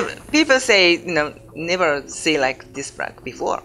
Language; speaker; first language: English; non-native, learner; Japanese